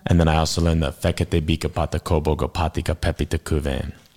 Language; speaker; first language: English; early bilingual, other home language; Hungarian